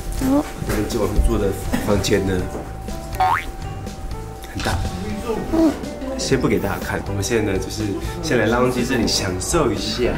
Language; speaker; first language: Chinese; native; Chinese